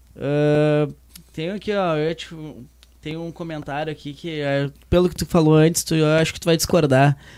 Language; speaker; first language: Portuguese; native; Portuguese